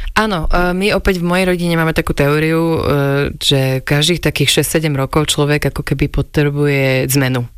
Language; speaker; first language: Slovak; early bilingual, other home language; English